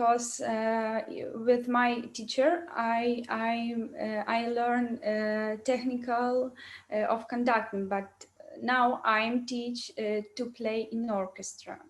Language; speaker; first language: English; non-native, learner; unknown